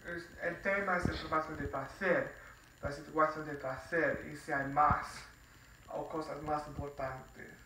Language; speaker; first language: Spanish; non-native, fluent; English